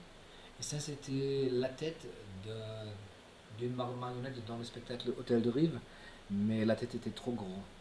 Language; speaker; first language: French; non-native, fluent; German